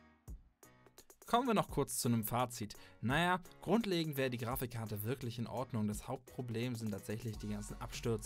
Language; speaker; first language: German; native; German